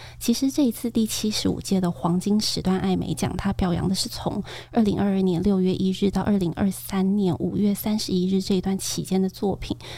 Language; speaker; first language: Chinese; native; Chinese